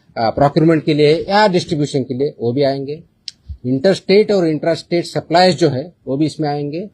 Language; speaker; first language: Hindi; non-native, local second language; Marathi